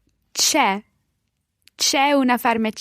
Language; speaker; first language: Italian; non-native, learner; English